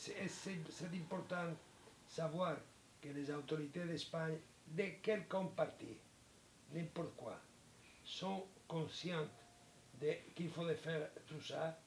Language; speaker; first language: French; non-native, learner; Spanish